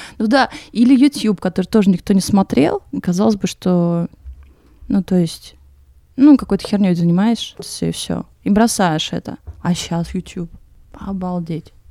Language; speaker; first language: Russian; native; Russian